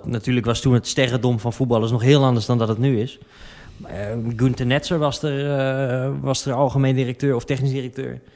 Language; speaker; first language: Dutch; native; Dutch